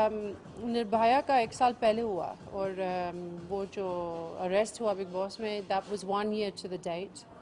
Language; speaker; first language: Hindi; early bilingual, heritage; English